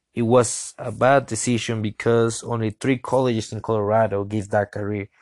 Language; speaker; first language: English; non-native, fluent; Spanish